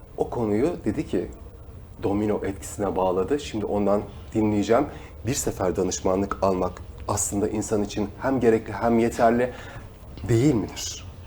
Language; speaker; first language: Turkish; native; Turkish